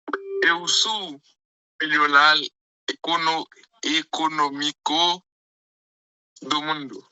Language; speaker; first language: Portuguese; non-native, learner; Haitian Creole